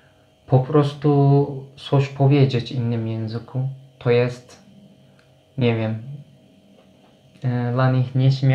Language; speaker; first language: Polish; non-native, fluent; Turkish